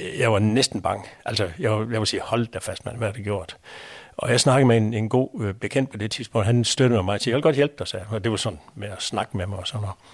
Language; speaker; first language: Danish; native; Danish